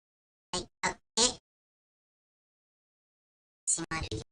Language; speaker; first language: Japanese; non-native, learner; English